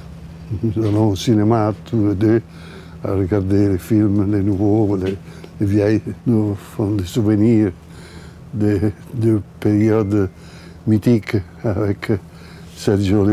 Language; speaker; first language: French; non-native, fluent; Italian